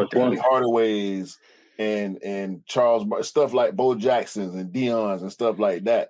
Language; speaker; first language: English; native; English